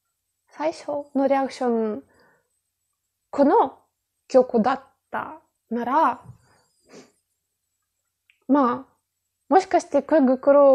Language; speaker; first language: Japanese; non-native, fluent; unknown